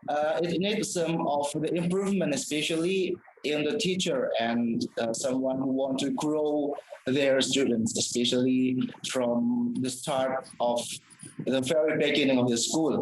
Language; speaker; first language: English; non-native, learner; Indonesian